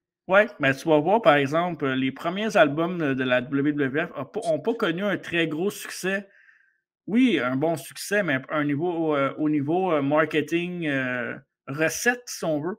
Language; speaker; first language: French; native; French